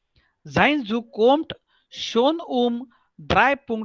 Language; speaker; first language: German; non-native, fluent; Marathi